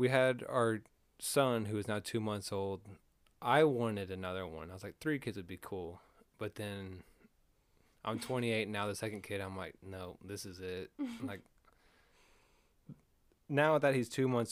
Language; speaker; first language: English; native; English